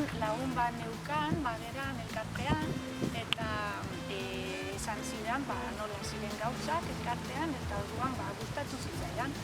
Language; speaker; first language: Basque; non-native, fluent; Spanish